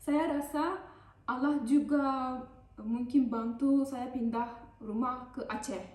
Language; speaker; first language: Indonesian; non-native, learner; Turkish